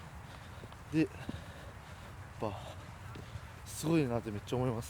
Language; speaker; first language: Japanese; native; Japanese